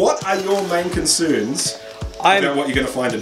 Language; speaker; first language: English; native; English